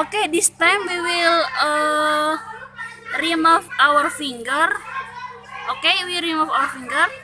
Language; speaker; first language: English; non-native, learner; Indonesian